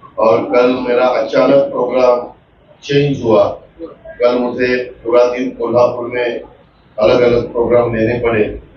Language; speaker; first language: Hindi; non-native, local second language; Marathi